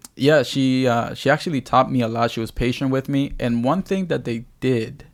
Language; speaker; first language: English; early bilingual, other home language; Spanish